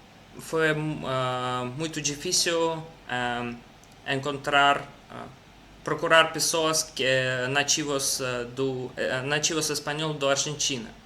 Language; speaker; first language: Portuguese; non-native, learner; Russian